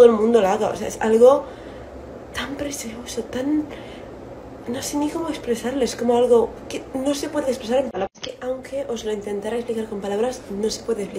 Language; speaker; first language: Spanish; non-native, fluent; Italian